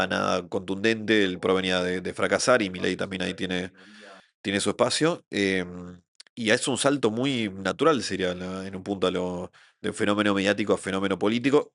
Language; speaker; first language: Spanish; native; Spanish